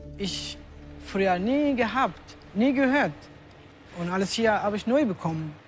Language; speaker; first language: German; non-native, learner; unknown